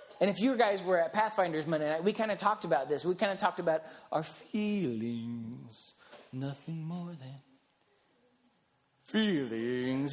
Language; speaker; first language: English; native; English